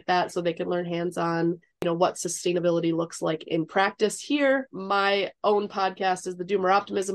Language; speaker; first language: English; native; English